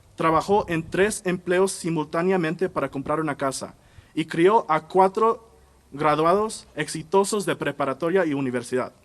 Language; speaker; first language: Spanish; early bilingual, heritage; Spanish